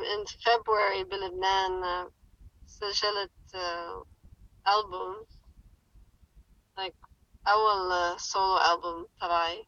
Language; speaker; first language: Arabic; early bilingual, heritage; English